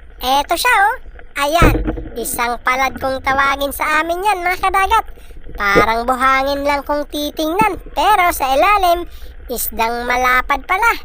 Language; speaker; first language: Filipino; non-native, local second language; Cebuano